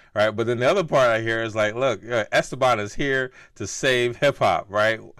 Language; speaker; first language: English; native; English